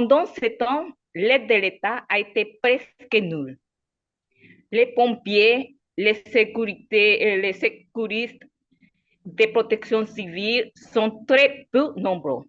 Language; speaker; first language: French; non-native, learner; Spanish